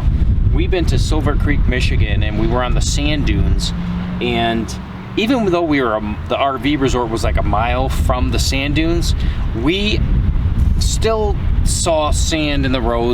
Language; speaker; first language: English; native; English